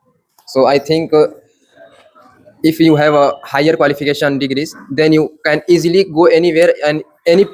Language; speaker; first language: English; non-native, learner; Hindi